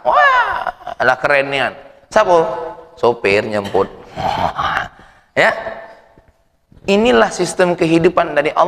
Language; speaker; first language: Indonesian; native; Indonesian